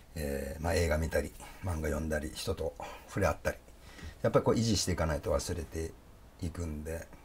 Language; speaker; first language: Japanese; early bilingual, heritage; Danish